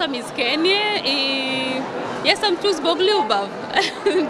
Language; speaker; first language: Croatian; non-native, learner; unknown